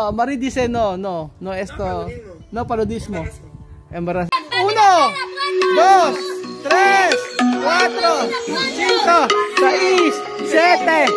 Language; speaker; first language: Spanish; non-native, learner; Filipino